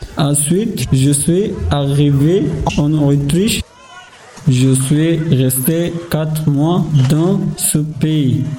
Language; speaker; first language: French; non-native, learner; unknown